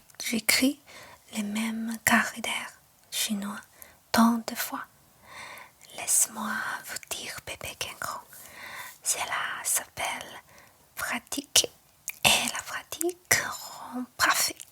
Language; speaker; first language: French; non-native, learner; Chinese